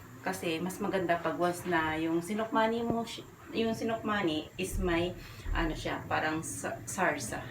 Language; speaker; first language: Filipino; non-native, local second language; Bikol